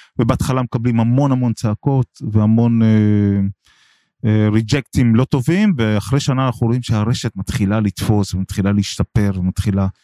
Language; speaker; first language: Hebrew; non-native, local second language; Arabic